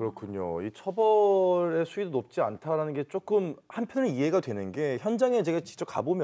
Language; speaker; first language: Korean; native; Korean